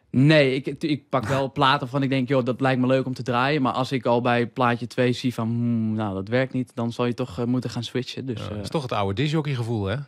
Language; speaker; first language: Dutch; native; Dutch